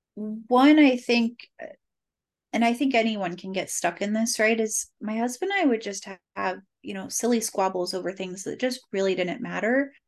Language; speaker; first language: English; native; English